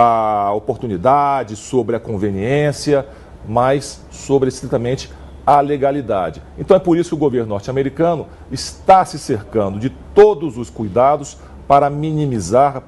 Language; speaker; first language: Portuguese; native; Portuguese